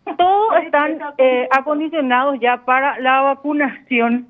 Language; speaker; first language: Spanish; native; Spanish